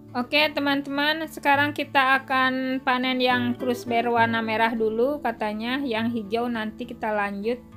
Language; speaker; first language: Indonesian; native; Indonesian